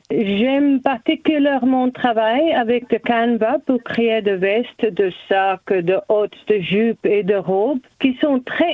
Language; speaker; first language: French; non-native, learner; German